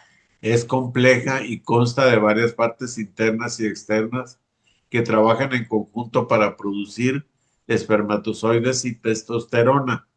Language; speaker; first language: Spanish; native; Spanish